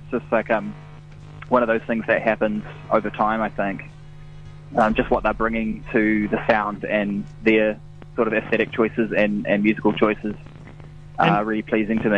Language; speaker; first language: English; native; English